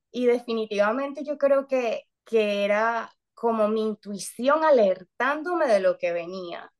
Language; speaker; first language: Spanish; native; Spanish